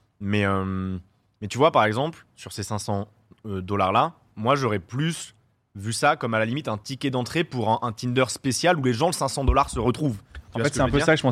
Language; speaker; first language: French; native; French